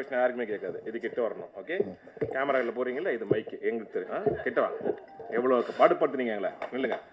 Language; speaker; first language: Tamil; native; Tamil